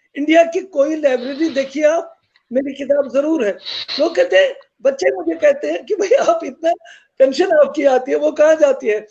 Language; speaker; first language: Hindi; non-native, local second language; Kashmiri